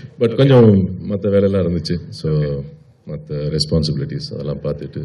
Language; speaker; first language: Tamil; native; Tamil